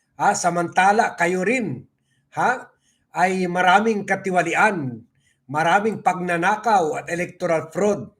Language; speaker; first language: Filipino; native; Filipino